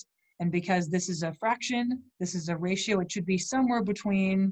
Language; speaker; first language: English; native; English